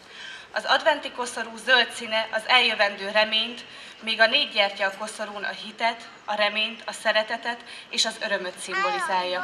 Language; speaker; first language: Hungarian; native; Hungarian